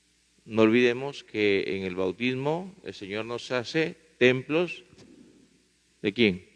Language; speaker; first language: Spanish; native; Spanish